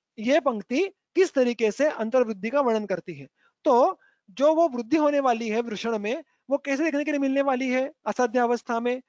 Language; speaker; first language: Hindi; non-native, local second language; Marathi